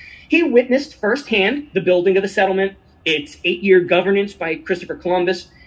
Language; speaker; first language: English; native; English